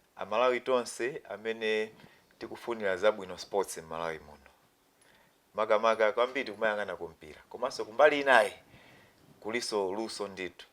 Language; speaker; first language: Nyanja; non-native, local second language; Tumbuka